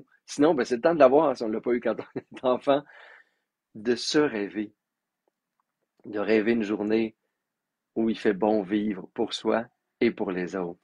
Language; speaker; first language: French; native; French